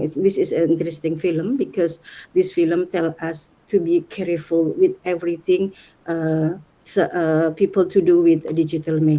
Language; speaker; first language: English; non-native, learner; Indonesian